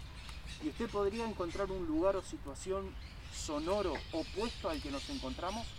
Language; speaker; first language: Spanish; native; Spanish